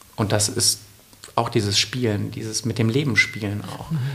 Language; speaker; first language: German; native; German